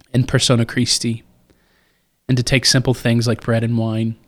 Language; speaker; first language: English; native; English